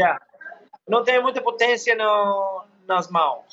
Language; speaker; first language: Portuguese; non-native, learner; English